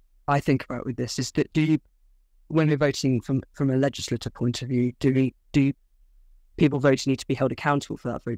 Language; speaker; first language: English; native; English